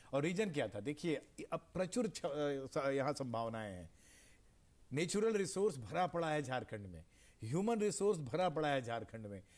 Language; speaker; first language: Hindi; native; Hindi